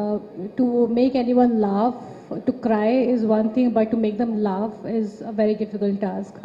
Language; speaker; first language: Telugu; non-native, local second language; Hindi